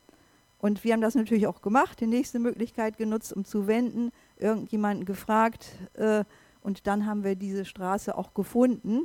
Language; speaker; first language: German; native; German